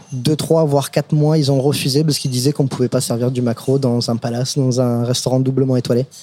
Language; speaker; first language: French; non-native, fluent; English